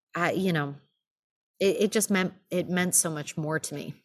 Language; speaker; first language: English; native; English